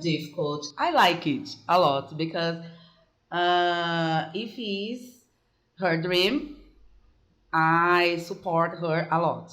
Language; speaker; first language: English; non-native, fluent; Portuguese